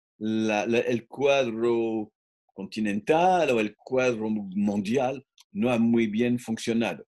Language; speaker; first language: Spanish; non-native, fluent; French